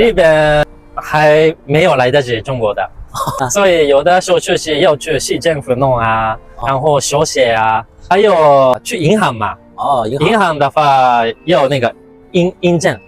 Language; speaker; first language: Chinese; non-native, fluent; Japanese